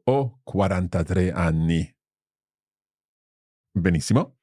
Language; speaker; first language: Italian; non-native, fluent; English